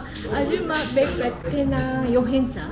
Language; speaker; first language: Korean; non-native, learner; Japanese